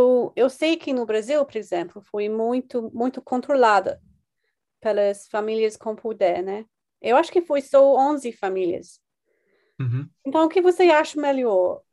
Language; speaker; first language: Portuguese; non-native, fluent; English